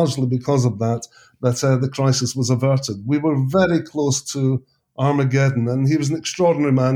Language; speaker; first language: English; native; English